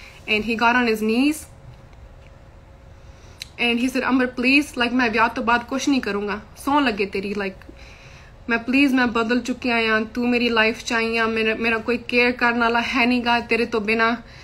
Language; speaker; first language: English; early bilingual, other home language; Punjabi